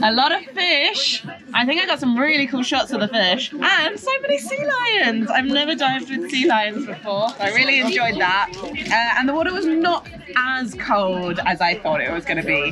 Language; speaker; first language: English; native; English